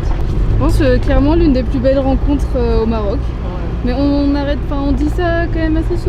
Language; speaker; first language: French; native; French